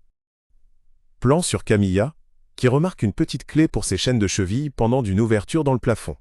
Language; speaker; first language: French; native; French